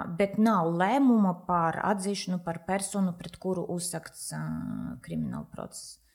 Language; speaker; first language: Latvian; non-native, local second language; Russian